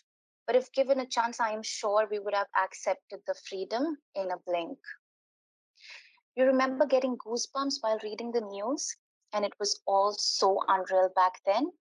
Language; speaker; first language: English; non-native, local second language; Hindi